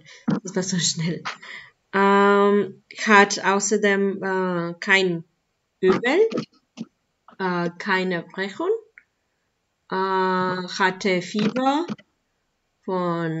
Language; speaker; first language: German; non-native, learner; Spanish